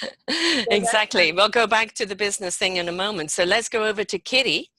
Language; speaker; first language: English; native; English